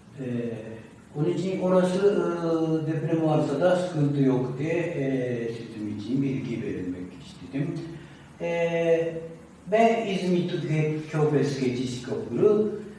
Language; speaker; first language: Turkish; non-native, learner; Japanese